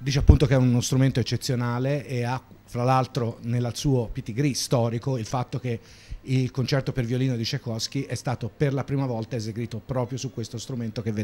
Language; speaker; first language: Italian; native; Italian